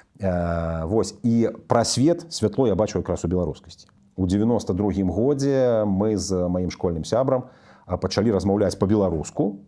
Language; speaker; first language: Belarusian; non-native, local second language; Russian